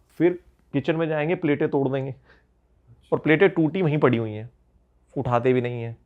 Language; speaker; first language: Hindi; native; Hindi